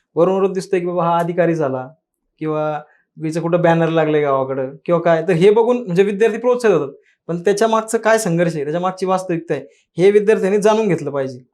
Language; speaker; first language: Marathi; native; Marathi